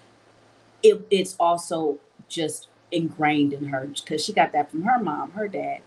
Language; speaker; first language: English; native; English